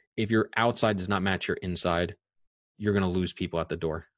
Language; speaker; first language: English; native; English